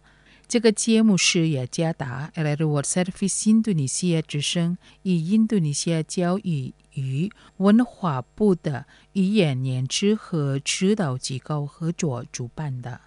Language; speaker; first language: Chinese; non-native, learner; Indonesian